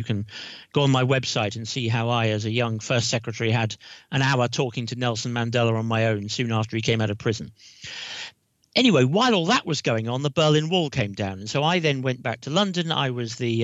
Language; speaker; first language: English; native; English